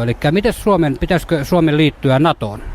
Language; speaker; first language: Finnish; native; Finnish